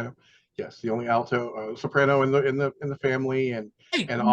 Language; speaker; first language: English; native; English